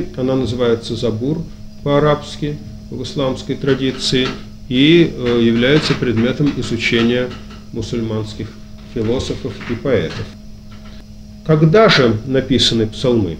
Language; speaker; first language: Russian; native; Russian